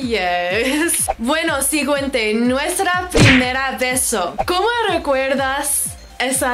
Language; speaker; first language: Spanish; non-native, learner; English